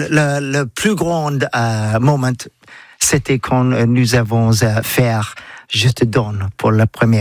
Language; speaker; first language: French; non-native, learner; English